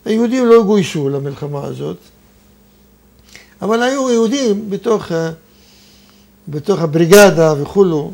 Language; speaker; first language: Hebrew; non-native, fluent; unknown